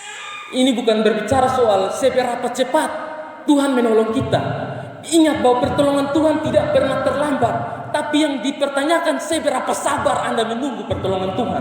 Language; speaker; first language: Indonesian; non-native, local second language; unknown